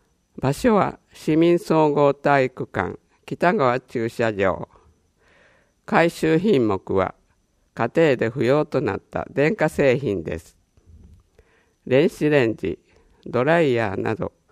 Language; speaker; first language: Japanese; native; Japanese